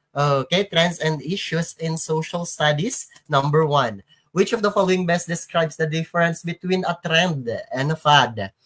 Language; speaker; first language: English; non-native, local second language; Filipino